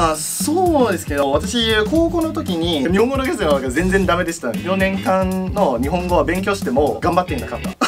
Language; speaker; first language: Japanese; non-native, fluent; English